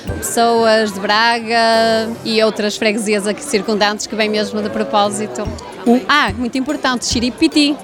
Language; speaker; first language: Portuguese; native; Portuguese